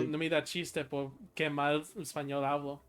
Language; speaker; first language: Spanish; non-native, learner; English